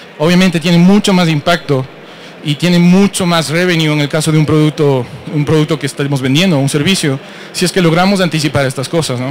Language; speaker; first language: Spanish; native; Spanish